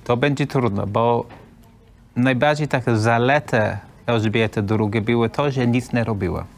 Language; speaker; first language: Polish; non-native, learner; English